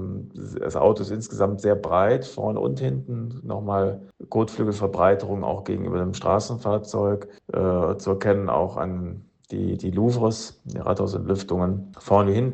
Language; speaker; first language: German; native; German